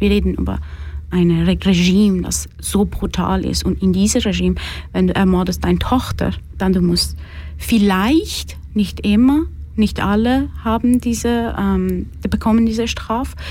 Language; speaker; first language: German; non-native, fluent; Persian